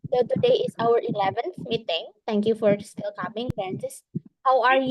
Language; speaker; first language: English; non-native, fluent; Indonesian